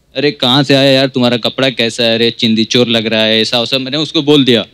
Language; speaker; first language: Hindi; native; Hindi